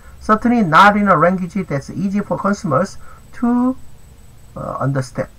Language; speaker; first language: English; non-native, fluent; Korean